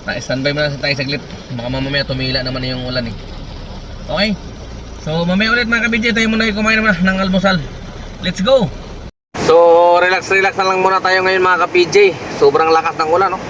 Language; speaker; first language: Filipino; native; Filipino